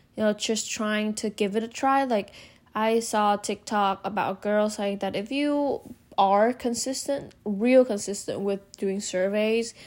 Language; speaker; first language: English; non-native, fluent; Vietnamese